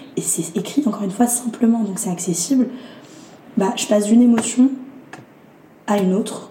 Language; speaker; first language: French; early bilingual, other home language; Arabic